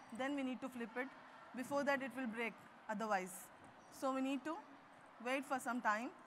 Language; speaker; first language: English; non-native, local second language; Urdu